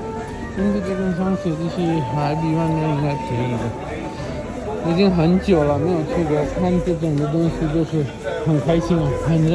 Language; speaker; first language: Chinese; non-native, fluent; Hindi